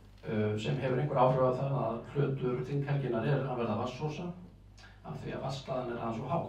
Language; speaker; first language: Icelandic; native; Icelandic